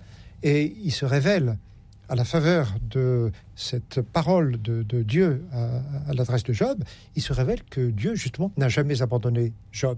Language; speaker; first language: French; native; French